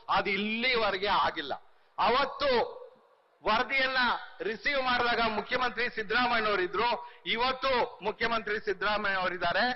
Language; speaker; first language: Kannada; native; Kannada